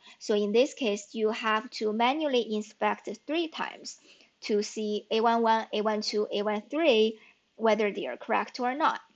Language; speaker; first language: English; non-native, fluent; Chinese